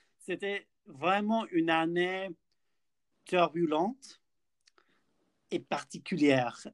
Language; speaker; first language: French; non-native, learner; English